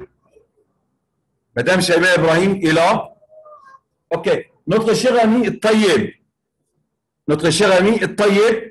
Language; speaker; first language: French; non-native, fluent; Arabic